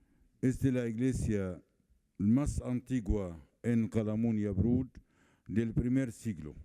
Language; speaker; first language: Spanish; non-native, fluent; Arabic